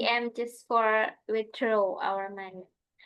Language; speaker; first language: English; non-native, fluent; Indonesian